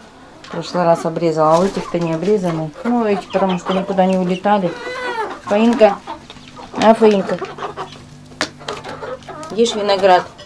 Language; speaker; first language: Russian; native; Russian